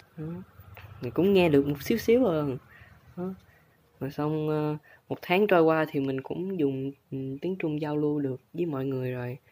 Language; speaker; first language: Vietnamese; native; Vietnamese